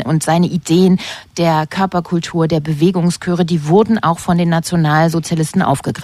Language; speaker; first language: German; native; German